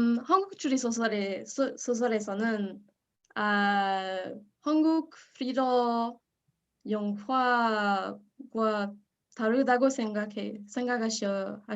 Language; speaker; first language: Korean; non-native, learner; French